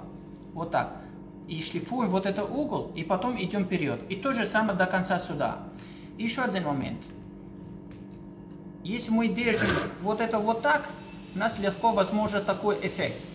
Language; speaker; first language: Russian; non-native, learner; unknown